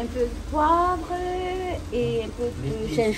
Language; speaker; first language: French; non-native, local second language; Malagasy